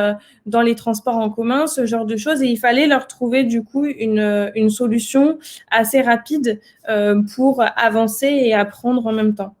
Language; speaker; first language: French; native; French